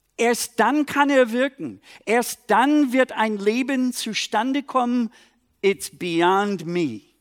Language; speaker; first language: German; non-native, fluent; English